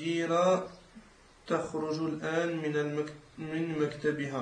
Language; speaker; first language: Arabic; non-native, learner; French